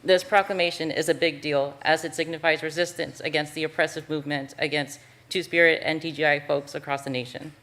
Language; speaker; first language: English; native; English